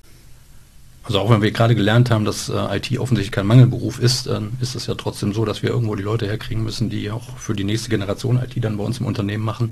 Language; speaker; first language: German; native; German